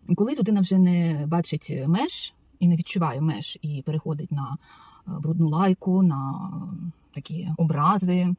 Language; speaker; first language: Ukrainian; non-native, local second language; Russian